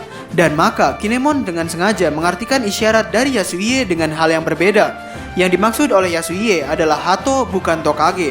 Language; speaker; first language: Indonesian; native; Indonesian